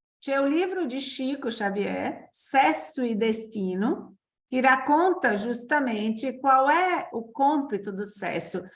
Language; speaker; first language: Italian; non-native, fluent; Portuguese